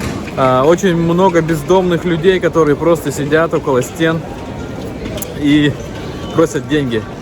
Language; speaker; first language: Russian; native; Russian